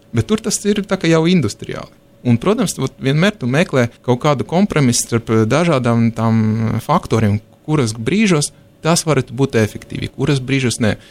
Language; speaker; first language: Latvian; non-native, local second language; Russian